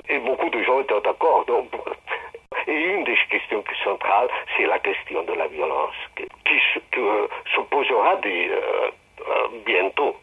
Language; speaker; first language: French; non-native, fluent; Spanish